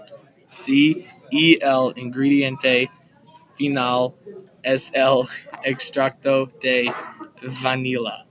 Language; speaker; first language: Spanish; non-native, learner; English